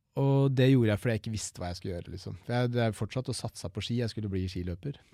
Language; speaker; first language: Norwegian; native; Norwegian